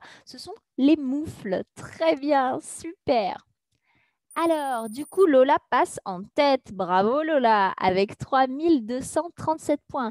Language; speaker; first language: French; native; French